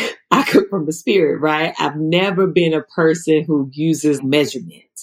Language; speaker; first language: English; native; English